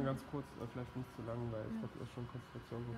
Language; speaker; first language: German; native; German